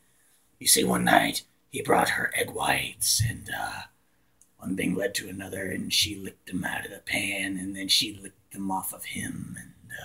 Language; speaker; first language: English; native; English